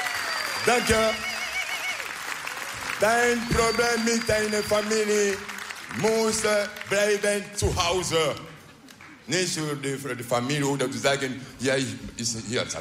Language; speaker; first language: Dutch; non-native, learner; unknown